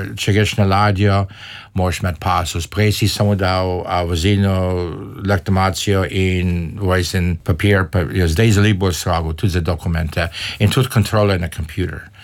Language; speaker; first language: Slovenian; early bilingual, heritage; Slovenian